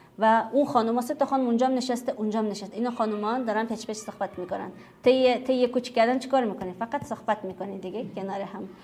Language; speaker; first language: Persian; non-native, fluent; Kazakh